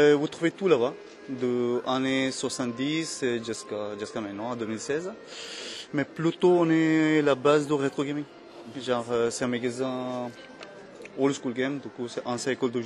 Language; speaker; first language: French; non-native, fluent; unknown